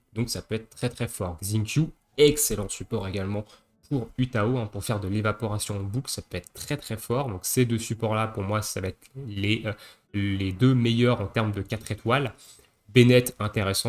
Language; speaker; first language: French; native; French